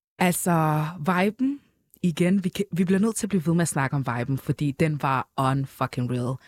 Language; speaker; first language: Danish; early bilingual, other home language; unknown